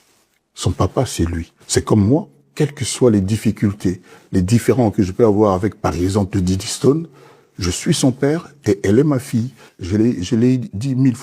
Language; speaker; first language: French; non-native, local second language; Lingala